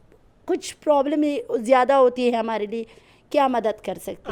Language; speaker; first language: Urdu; non-native, learner; Persian